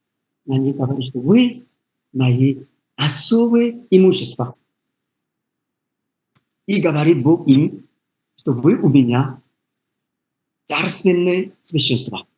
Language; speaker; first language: Russian; non-native, learner; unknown